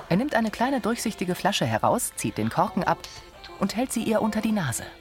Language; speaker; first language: German; native; German